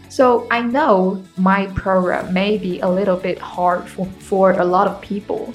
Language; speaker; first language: English; non-native, fluent; Chinese